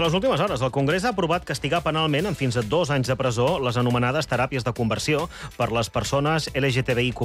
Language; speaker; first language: Catalan; native; Catalan